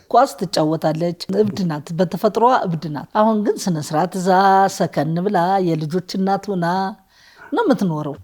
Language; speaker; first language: Amharic; native; Amharic